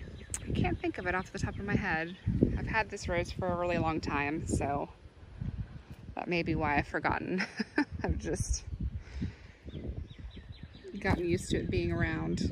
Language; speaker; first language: English; native; English